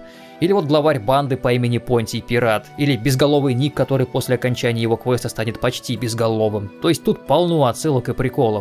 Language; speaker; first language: Russian; native; Russian